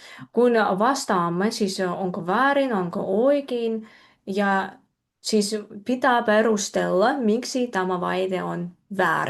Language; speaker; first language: Finnish; non-native, fluent; Russian